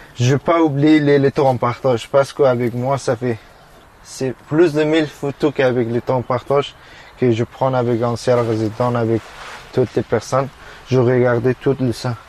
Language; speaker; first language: French; non-native, learner; Persian